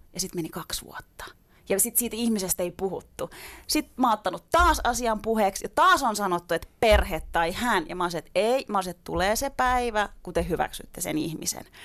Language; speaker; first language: Finnish; early bilingual, other home language; Turkish